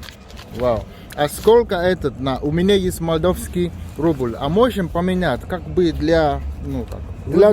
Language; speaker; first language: Russian; non-native, learner; English